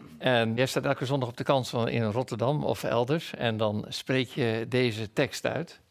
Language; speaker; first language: Dutch; native; Dutch